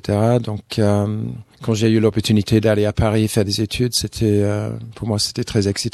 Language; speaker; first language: French; non-native, fluent; English